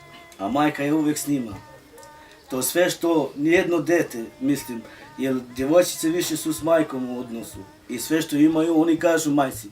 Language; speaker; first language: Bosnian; non-native, local second language; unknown